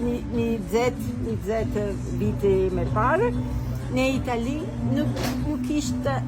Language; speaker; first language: Albanian; non-native, learner; Italian